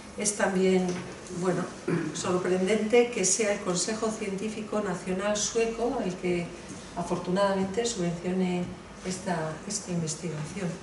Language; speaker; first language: Spanish; native; Spanish